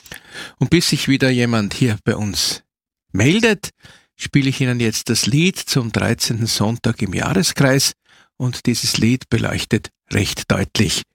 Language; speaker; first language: German; native; German